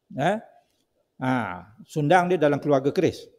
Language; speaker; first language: Malay; native; Malay